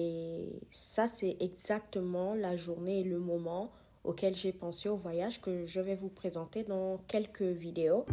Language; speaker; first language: French; non-native, fluent; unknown